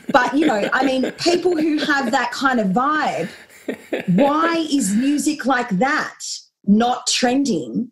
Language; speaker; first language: English; native; English